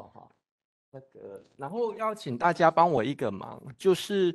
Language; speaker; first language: Chinese; native; Chinese